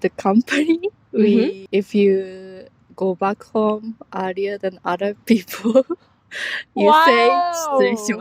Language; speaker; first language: English; non-native, fluent; Japanese